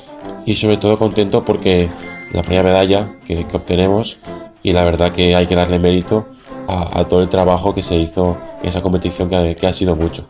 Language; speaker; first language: Spanish; native; Spanish